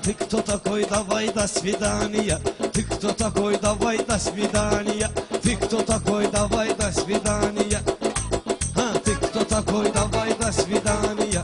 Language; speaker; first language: Russian; non-native, learner; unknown